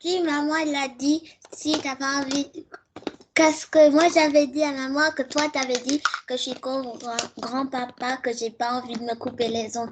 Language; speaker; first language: French; early bilingual, heritage; French